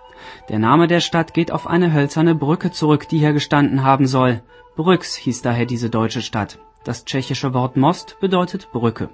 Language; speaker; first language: German; native; German